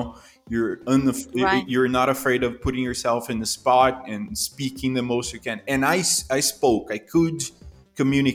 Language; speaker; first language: English; non-native, fluent; Portuguese